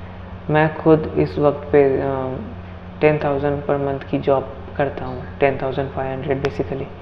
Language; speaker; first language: Hindi; native; Hindi